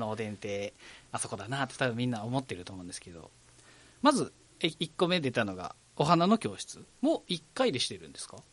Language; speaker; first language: Japanese; native; Japanese